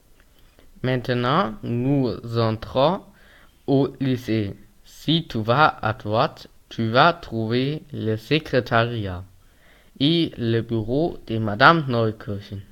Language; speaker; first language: French; non-native, learner; German